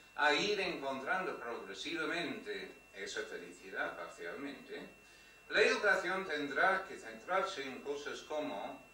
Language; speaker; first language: Spanish; non-native, fluent; English